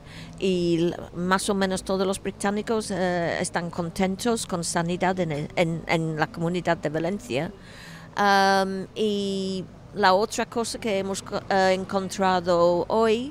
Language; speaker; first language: Spanish; non-native, fluent; English